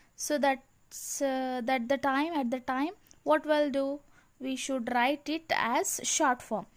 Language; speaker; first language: English; non-native, local second language; Telugu